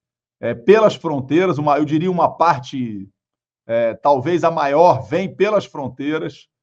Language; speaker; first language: Portuguese; native; Portuguese